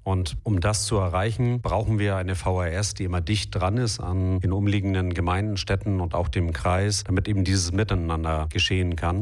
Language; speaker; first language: German; native; German